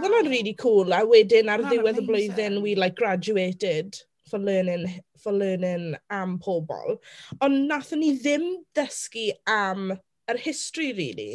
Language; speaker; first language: Welsh; non-native, local second language; English